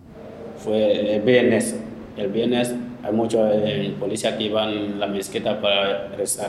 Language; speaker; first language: Spanish; non-native, learner; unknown